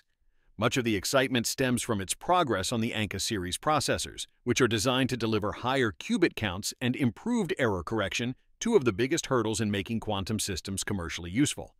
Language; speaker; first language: English; native; English